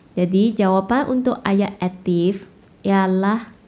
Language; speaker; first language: Malay; non-native, local second language; Chinese